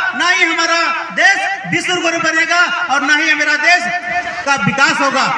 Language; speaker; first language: Hindi; native; Hindi